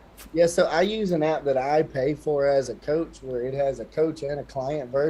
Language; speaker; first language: English; native; English